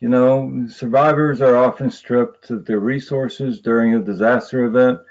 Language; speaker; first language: English; native; English